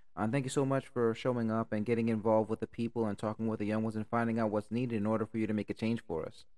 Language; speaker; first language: English; native; English